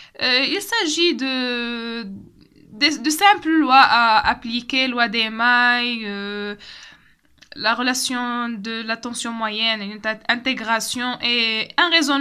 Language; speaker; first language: French; non-native, local second language; Arabic